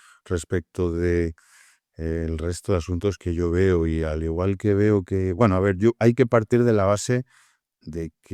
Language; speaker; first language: Spanish; native; Spanish